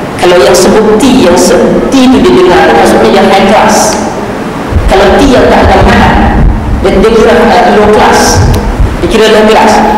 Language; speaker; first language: Malay; native; Malay